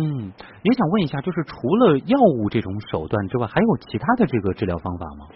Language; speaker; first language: Chinese; native; Chinese